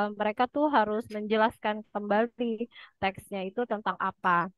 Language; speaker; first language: English; non-native, fluent; Indonesian